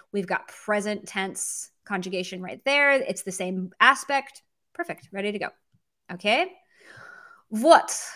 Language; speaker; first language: English; native; English